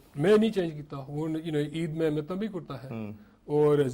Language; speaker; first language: Urdu; early bilingual, heritage; Urdu